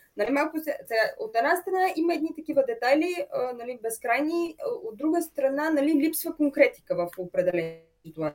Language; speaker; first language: Bulgarian; native; Bulgarian